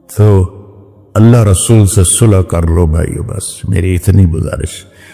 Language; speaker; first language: Urdu; non-native, local second language; Punjabi